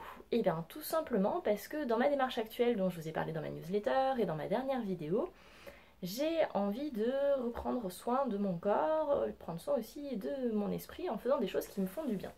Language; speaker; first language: French; native; French